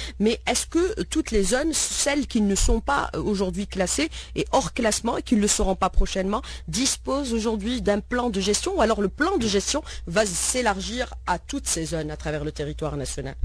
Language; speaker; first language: French; non-native, local second language; Arabic